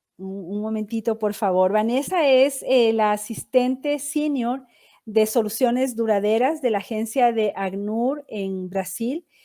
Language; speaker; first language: Spanish; native; Spanish